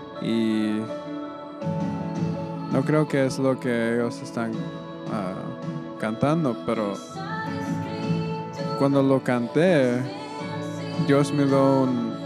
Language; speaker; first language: Spanish; non-native, learner; English